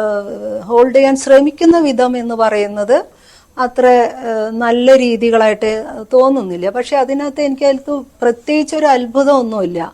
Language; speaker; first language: Malayalam; native; Malayalam